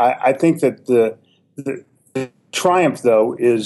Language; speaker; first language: English; native; English